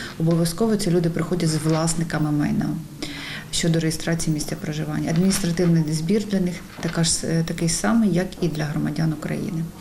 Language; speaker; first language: Ukrainian; native; Ukrainian